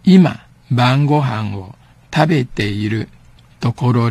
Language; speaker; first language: Japanese; non-native, fluent; Min Nan Chinese